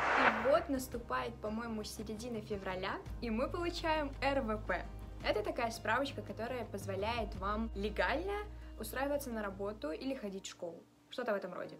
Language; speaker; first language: Russian; early bilingual, other home language; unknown